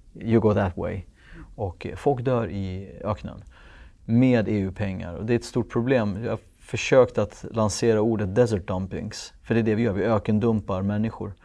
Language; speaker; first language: Swedish; early bilingual, other home language; Kurdish